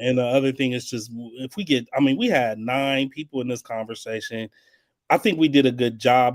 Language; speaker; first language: English; native; English